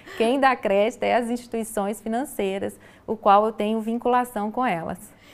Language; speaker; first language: Portuguese; native; Portuguese